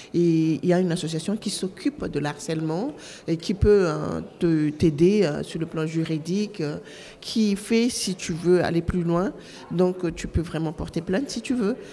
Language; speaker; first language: French; non-native, local second language; Malagasy